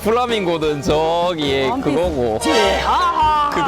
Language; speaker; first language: Korean; native; Korean